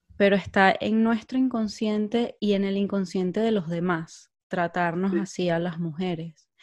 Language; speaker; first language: Spanish; native; Spanish